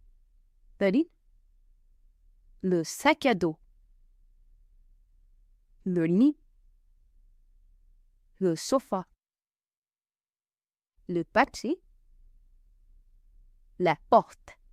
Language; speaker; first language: French; non-native, fluent; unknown